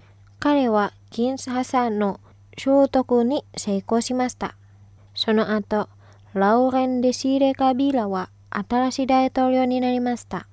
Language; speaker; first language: Japanese; non-native, fluent; Indonesian